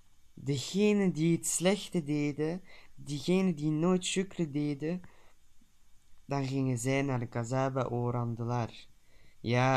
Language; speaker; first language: Dutch; early bilingual, other home language; Turkish